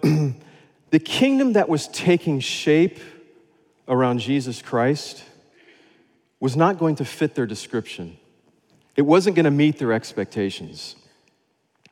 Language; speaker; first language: English; native; English